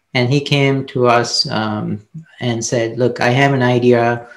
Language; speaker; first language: English; non-native, local second language; Sinhala